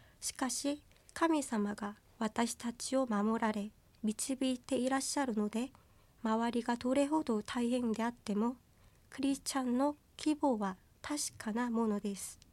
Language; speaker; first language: Japanese; non-native, fluent; Korean